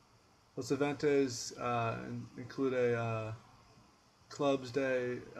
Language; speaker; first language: Spanish; non-native, learner; English